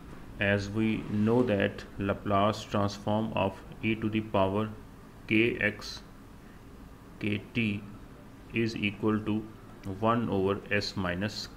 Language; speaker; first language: English; non-native, local second language; Urdu